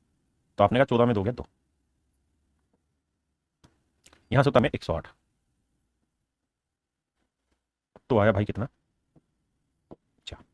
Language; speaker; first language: Hindi; native; Hindi